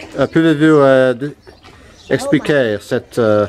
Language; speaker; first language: French; non-native, learner; English